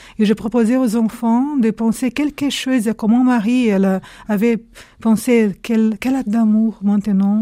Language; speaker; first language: French; non-native, fluent; Portuguese